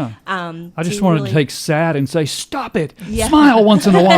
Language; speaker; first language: English; native; English